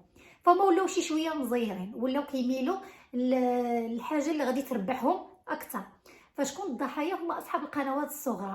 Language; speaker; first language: Arabic; native; Arabic